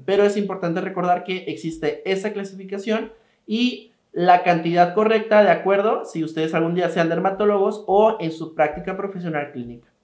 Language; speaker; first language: Spanish; native; Spanish